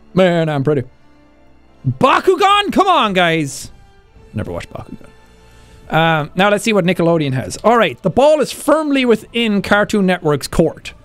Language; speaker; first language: English; native; English